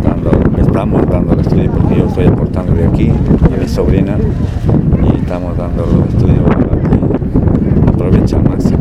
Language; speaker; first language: Spanish; native; Spanish